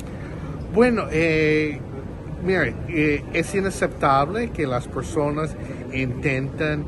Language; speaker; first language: Spanish; non-native, fluent; English